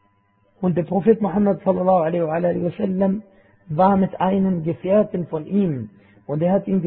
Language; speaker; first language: German; non-native, fluent; Arabic